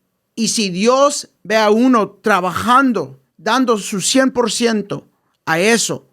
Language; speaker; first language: Spanish; early bilingual, heritage; English